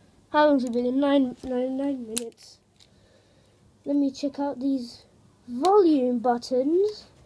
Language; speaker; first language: English; early bilingual, other home language; Polish